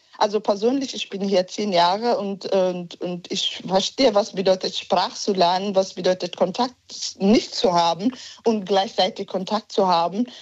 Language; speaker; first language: German; non-native, learner; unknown